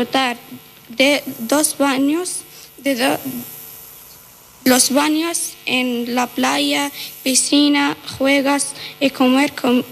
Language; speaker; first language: Spanish; non-native, fluent; Arabic